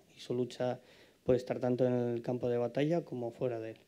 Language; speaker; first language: Spanish; non-native, fluent; Ukrainian